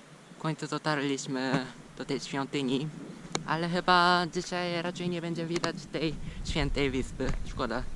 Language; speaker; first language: Polish; non-native, fluent; Japanese